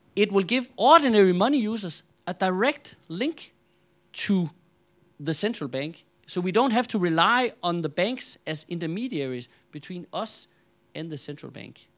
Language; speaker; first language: English; non-native, fluent; Danish